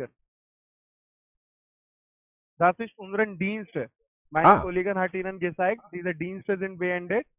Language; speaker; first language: German; non-native, learner; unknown